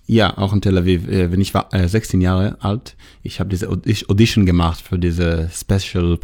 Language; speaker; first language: German; non-native, learner; Hebrew